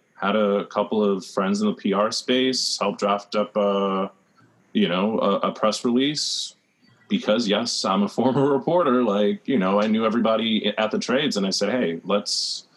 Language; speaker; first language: English; native; English